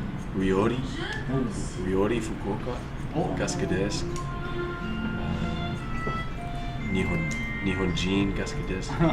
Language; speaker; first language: Japanese; non-native, learner; English